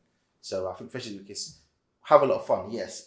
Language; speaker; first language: English; native; English